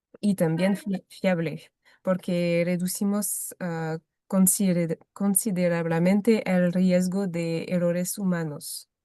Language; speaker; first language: Spanish; non-native, fluent; French